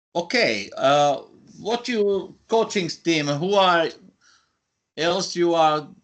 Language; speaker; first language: English; non-native, learner; Finnish